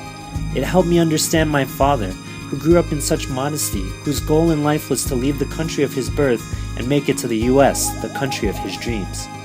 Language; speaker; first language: English; early bilingual, other home language; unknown